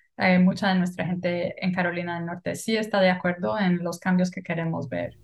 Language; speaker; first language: Spanish; early bilingual, heritage; Spanish